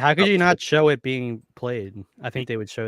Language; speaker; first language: English; native; English